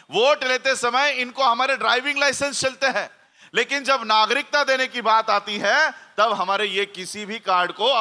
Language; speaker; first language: Hindi; native; Hindi